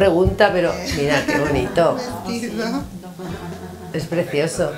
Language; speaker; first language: Spanish; native; Spanish